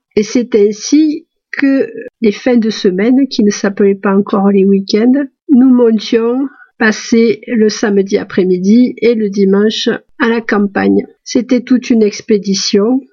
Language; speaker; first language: French; native; French